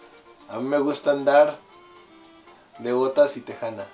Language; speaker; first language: Spanish; early bilingual, heritage; Spanish